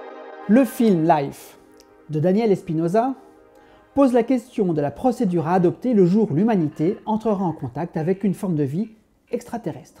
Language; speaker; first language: French; native; French